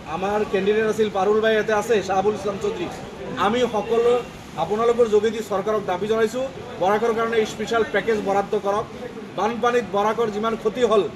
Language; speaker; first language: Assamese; non-native, local second language; Bangla